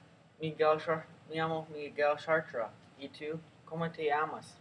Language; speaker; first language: Spanish; non-native, learner; English